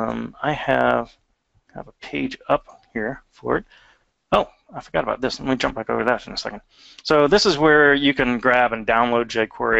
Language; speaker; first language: English; native; English